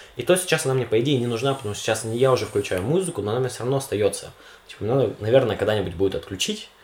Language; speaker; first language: Russian; native; Russian